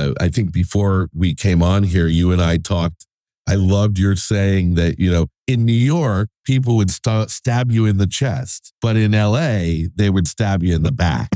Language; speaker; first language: English; native; English